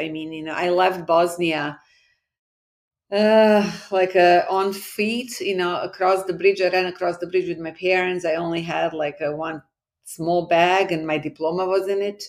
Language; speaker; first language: English; non-native, fluent; Bosnian